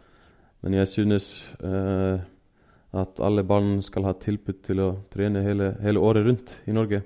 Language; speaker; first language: Norwegian; non-native, fluent; Icelandic